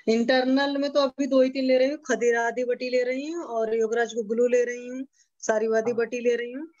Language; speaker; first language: Hindi; native; Hindi